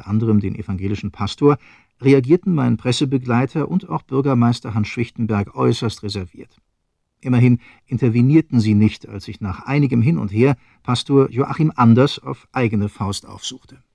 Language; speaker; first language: German; native; German